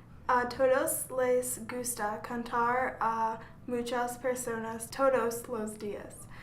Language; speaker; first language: Spanish; non-native, learner; English